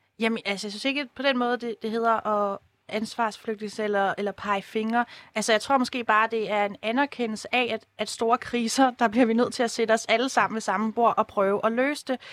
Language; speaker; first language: Danish; native; Danish